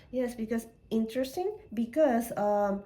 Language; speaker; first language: English; non-native, learner; Japanese